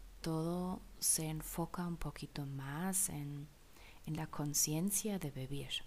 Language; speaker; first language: Spanish; non-native, fluent; German